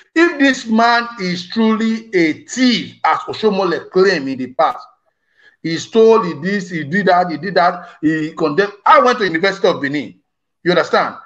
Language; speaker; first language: English; non-native, local second language; Bini